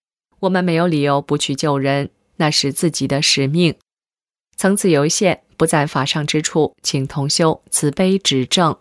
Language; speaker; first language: Chinese; native; Chinese